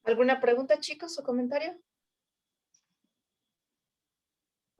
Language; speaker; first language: Spanish; native; Spanish